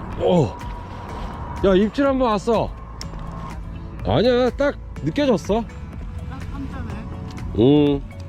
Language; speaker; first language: Korean; native; Korean